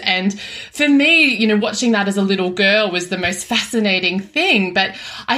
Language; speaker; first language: English; native; English